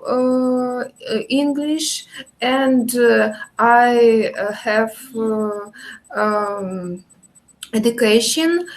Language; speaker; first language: English; non-native, learner; Russian